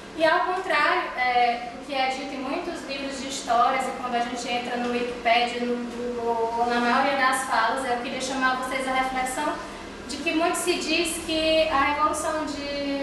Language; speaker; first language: Portuguese; native; Portuguese